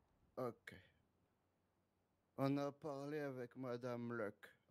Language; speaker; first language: French; native; French